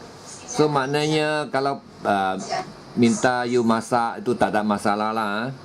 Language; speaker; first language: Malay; non-native, local second language; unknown